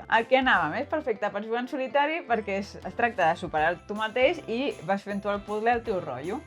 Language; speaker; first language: Catalan; native; Catalan